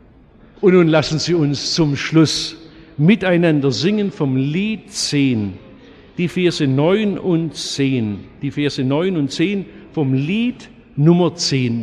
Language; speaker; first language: German; native; German